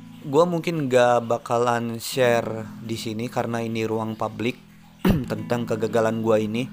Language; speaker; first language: Indonesian; native; Indonesian